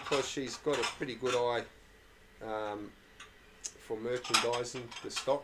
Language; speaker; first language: English; non-native, local second language; Croatian